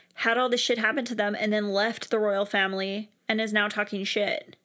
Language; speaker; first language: English; native; English